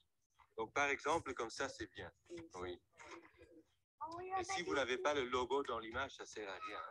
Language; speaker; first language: French; non-native, fluent; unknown